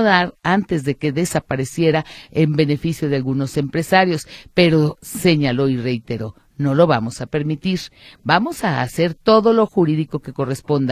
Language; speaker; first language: Spanish; native; Spanish